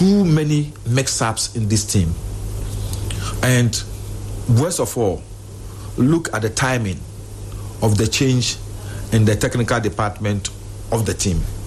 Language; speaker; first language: English; non-native, local second language; Ga